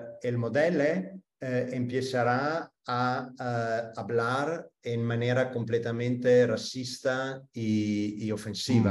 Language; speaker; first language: Spanish; non-native, fluent; Italian